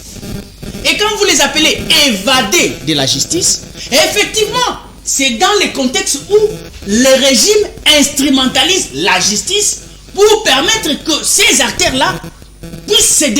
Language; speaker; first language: French; non-native, local second language; Lingala